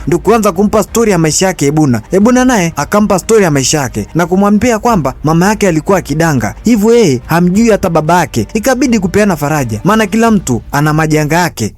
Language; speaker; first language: Swahili; native; Swahili